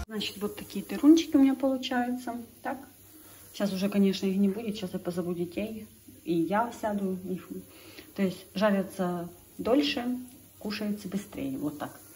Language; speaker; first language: Russian; native; Russian